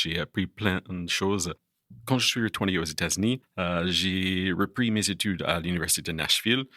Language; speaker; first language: French; non-native, fluent; English